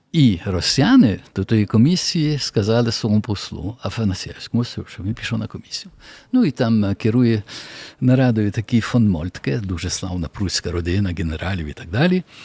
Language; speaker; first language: Ukrainian; early bilingual, heritage; Ukrainian